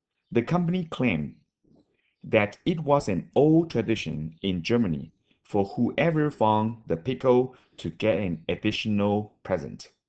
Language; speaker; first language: English; non-native, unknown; Chinese